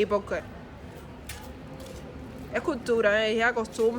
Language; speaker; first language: Spanish; native; Spanish